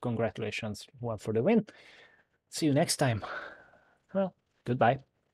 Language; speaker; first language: English; non-native, fluent; Hungarian